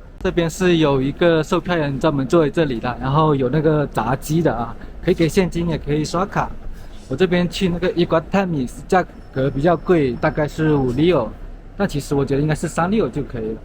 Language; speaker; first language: Chinese; native; Chinese